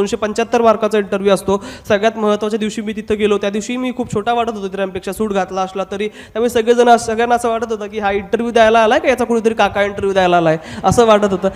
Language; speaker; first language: Marathi; non-native, local second language; Hindi